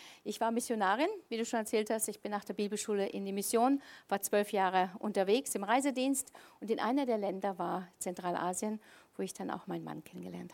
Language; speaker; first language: German; native; German